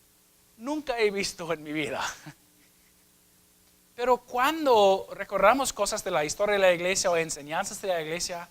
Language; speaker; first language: Spanish; non-native, fluent; English